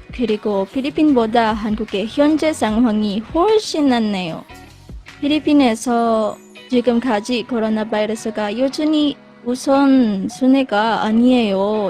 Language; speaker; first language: Korean; non-native, learner; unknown